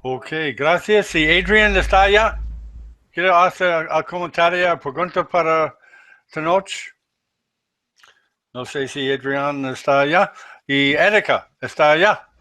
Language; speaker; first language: Spanish; non-native, learner; English